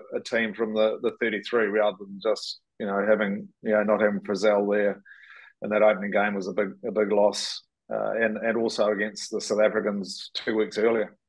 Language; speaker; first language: English; native; English